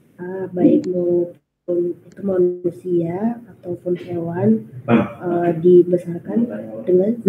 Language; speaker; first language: Indonesian; native; Indonesian